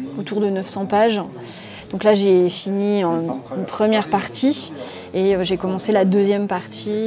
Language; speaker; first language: French; native; French